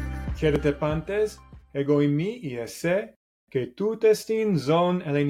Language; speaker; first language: Greek; non-native, learner; English